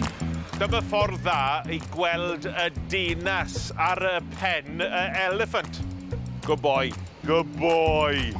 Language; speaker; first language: Welsh; non-native, learner; English